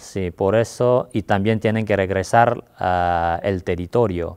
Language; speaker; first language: Spanish; non-native, fluent; Armenian